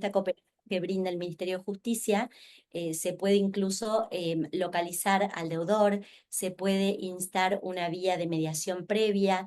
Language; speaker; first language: Spanish; native; Spanish